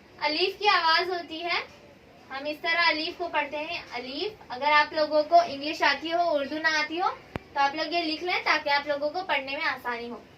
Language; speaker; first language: Hindi; native; Hindi